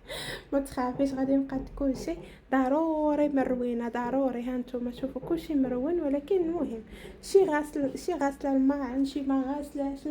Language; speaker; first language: Arabic; native; Arabic